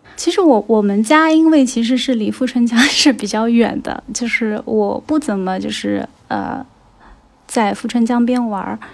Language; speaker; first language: Chinese; native; Chinese